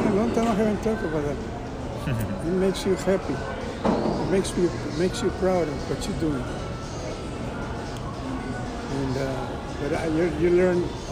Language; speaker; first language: English; non-native, fluent; Spanish